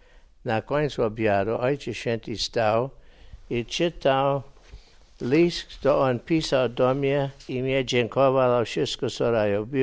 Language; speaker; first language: Polish; early bilingual, heritage; English